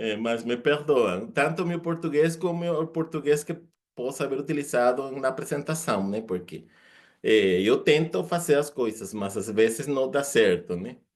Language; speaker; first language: Portuguese; non-native, fluent; Spanish